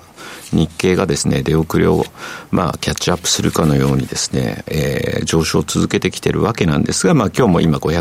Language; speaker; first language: Japanese; native; Japanese